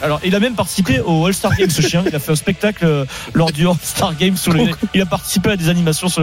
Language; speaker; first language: French; native; French